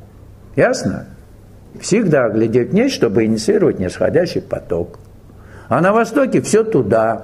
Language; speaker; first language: Russian; native; Russian